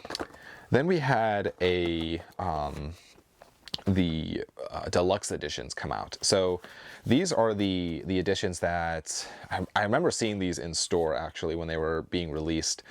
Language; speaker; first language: English; native; English